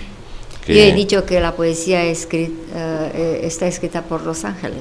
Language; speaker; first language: Spanish; non-native, fluent; Romanian